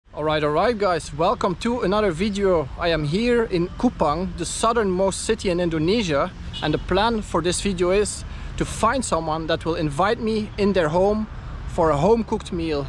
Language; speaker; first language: English; non-native, fluent; Dutch